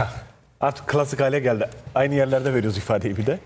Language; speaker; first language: Turkish; native; Turkish